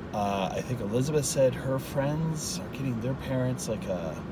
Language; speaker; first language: English; native; English